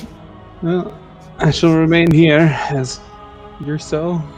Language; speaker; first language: English; native; English